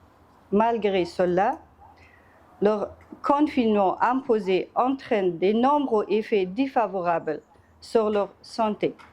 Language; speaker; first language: French; non-native, fluent; Persian